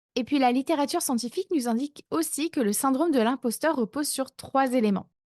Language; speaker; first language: French; native; French